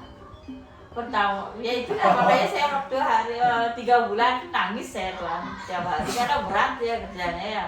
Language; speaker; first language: Indonesian; non-native, local second language; Balinese